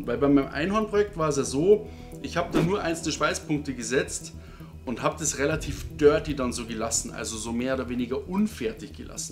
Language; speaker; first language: German; native; German